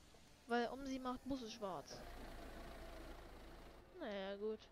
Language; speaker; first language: German; native; German